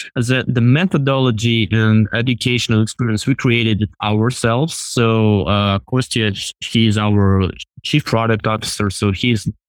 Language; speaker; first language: English; non-native, fluent; Russian